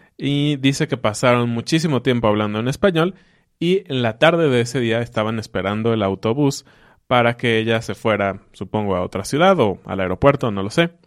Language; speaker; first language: Spanish; native; Spanish